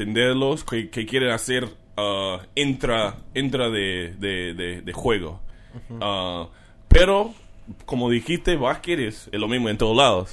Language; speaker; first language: Spanish; non-native, learner; English